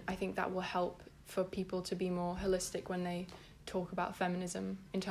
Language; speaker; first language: English; native; English